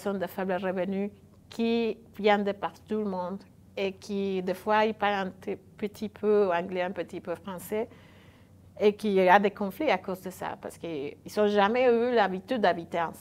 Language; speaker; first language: French; non-native, fluent; Spanish